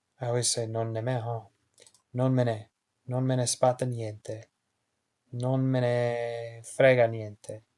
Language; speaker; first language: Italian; non-native, learner; English